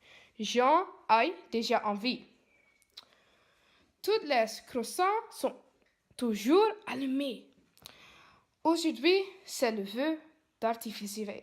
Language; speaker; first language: French; non-native, learner; Dutch